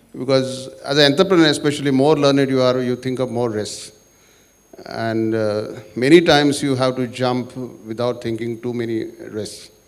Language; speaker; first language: English; non-native, local second language; Marathi